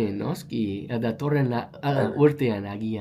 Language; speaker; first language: Basque; non-native, learner; English